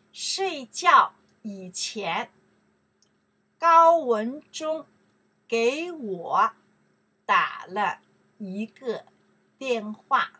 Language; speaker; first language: Chinese; non-native, learner; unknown